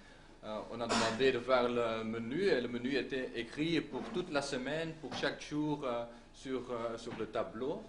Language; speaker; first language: French; non-native, local second language; Dutch